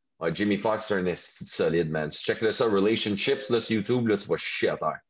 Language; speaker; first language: French; non-native, local second language; English